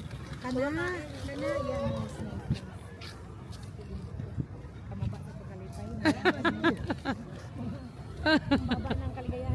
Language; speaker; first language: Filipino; non-native, local second language; Cebuano